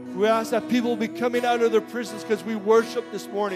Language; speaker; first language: English; native; English